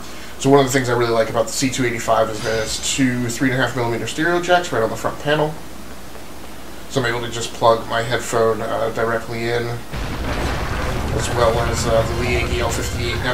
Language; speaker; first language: English; native; English